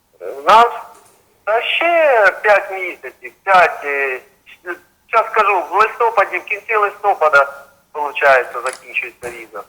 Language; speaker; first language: Ukrainian; native; Ukrainian